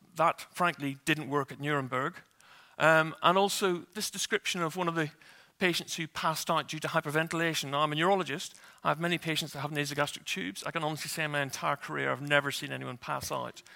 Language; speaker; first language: English; native; English